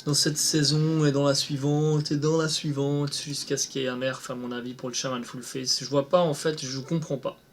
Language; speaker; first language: French; native; French